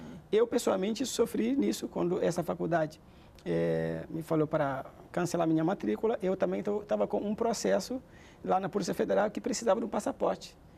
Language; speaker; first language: Portuguese; non-native, fluent; Wolof